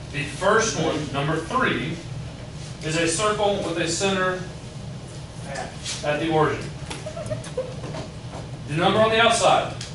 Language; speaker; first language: English; native; English